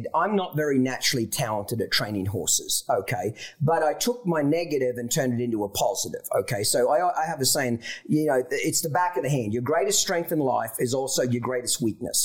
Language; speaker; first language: English; native; English